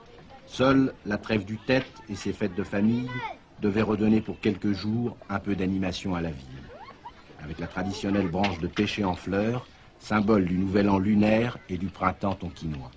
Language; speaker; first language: French; native; French